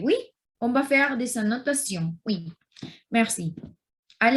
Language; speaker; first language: French; non-native, learner; Spanish